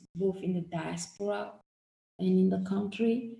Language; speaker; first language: English; non-native, fluent; French